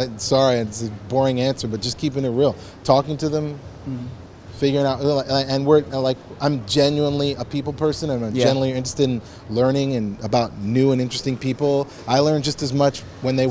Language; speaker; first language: English; native; English